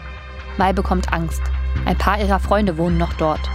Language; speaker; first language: German; native; German